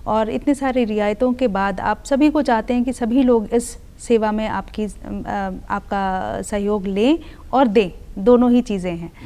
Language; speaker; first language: Hindi; native; Hindi